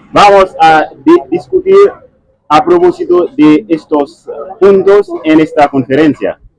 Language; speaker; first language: Spanish; non-native, learner; Haitian Creole